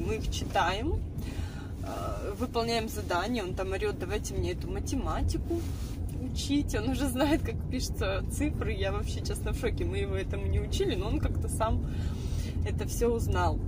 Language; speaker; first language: Russian; native; Russian